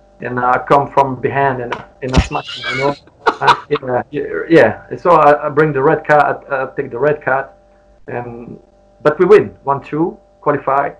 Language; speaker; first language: English; non-native, learner; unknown